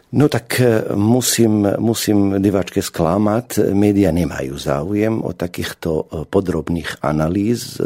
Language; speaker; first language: Slovak; non-native, fluent; Arabic